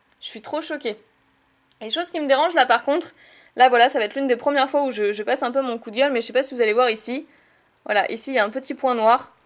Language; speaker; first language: French; native; French